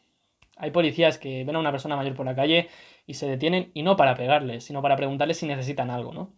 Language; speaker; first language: Spanish; native; Spanish